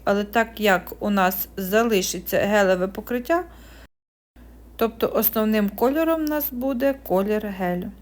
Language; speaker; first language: Ukrainian; native; Ukrainian